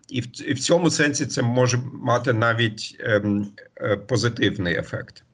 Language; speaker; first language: Ukrainian; non-native, fluent; German